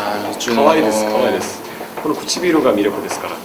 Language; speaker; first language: Japanese; non-native, fluent; Korean